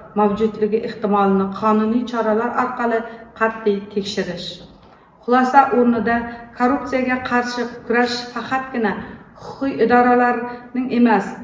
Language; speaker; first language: Uzbek; non-native, local second language; Kara-Kalpak